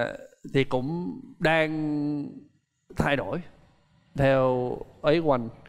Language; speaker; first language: Vietnamese; non-native, fluent; English